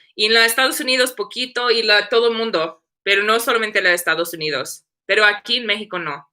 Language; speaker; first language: Spanish; non-native, learner; English